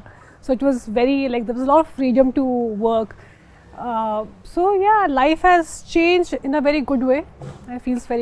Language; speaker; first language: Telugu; non-native, local second language; Hindi